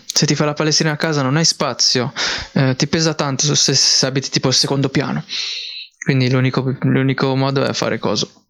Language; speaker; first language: Italian; early bilingual, other home language; Filipino